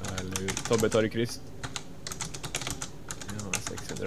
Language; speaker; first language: Swedish; native; Swedish